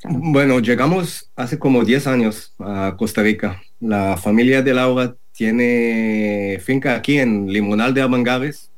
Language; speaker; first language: Spanish; non-native, learner; Hebrew